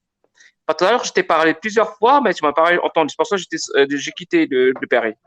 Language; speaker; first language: French; non-native, learner; Arabic